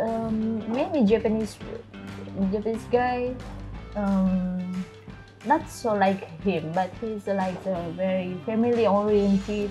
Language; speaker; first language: English; non-native, learner; Indonesian